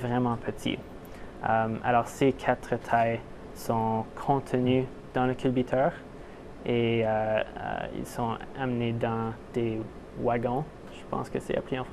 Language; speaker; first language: French; non-native, local second language; English